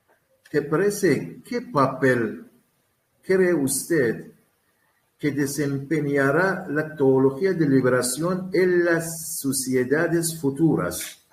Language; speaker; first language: Spanish; non-native, learner; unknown